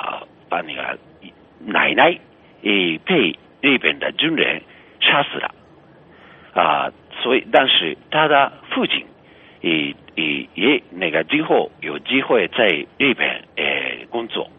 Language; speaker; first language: Chinese; non-native, fluent; Japanese